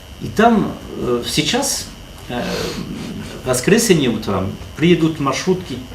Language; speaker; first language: Russian; non-native, learner; French